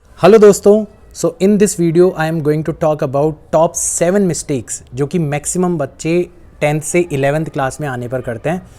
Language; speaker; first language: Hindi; native; Hindi